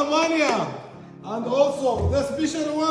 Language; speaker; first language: English; non-native, learner; Arabic